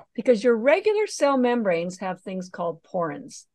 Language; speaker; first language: English; native; English